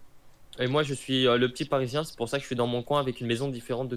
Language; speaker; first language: French; native; French